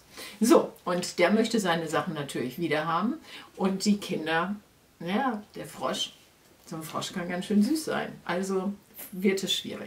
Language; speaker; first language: German; native; German